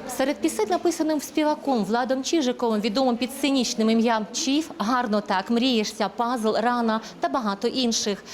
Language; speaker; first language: Ukrainian; native; Ukrainian